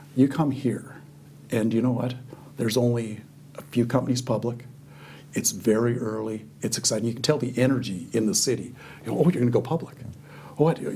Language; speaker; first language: English; native; English